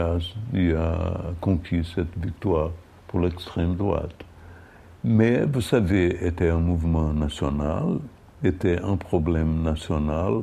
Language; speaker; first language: French; non-native, fluent; Portuguese